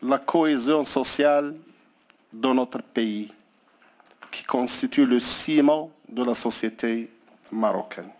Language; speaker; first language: French; non-native, local second language; Arabic